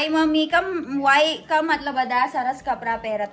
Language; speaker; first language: Gujarati; non-native, learner; Filipino